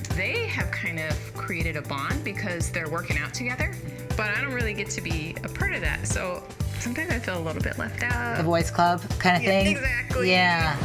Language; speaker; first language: English; native; English